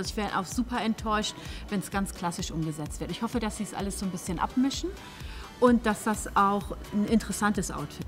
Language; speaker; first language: German; native; German